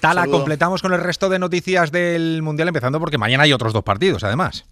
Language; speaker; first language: Spanish; native; Spanish